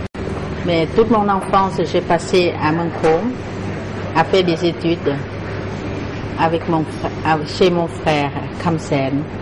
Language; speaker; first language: French; non-native, fluent; Lao